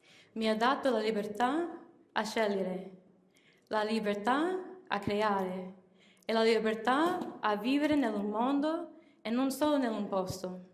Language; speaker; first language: Italian; non-native, fluent; English